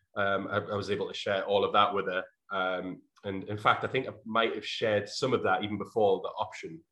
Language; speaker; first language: English; native; English